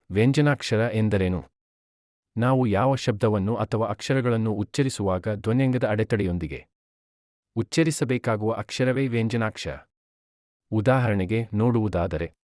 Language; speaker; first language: Kannada; native; Kannada